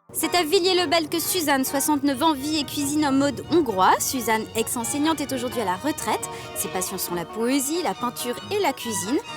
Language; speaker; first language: French; native; French